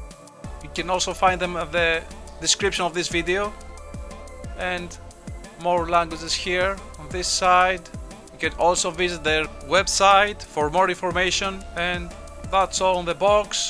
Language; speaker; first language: English; non-native, fluent; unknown